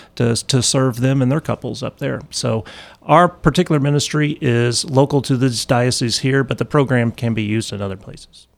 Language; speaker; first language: English; native; English